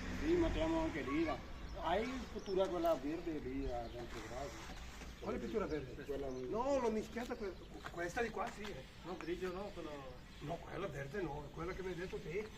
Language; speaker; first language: Italian; non-native, fluent; Punjabi